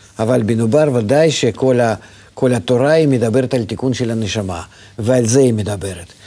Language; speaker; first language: Hebrew; non-native, fluent; Russian